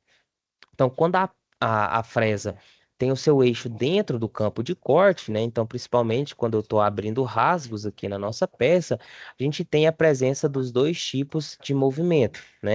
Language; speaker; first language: Portuguese; native; Portuguese